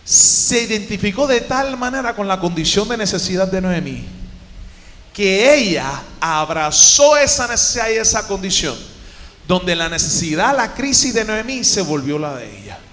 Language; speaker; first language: Spanish; native; Spanish